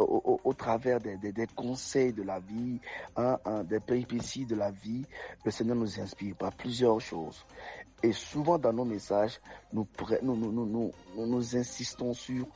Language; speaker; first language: French; non-native, local second language; Ewe